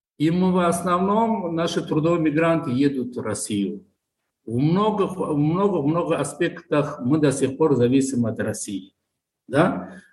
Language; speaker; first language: Russian; non-native, local second language; Tajik